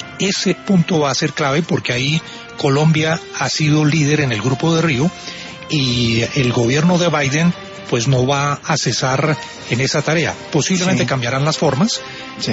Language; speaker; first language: Spanish; native; Spanish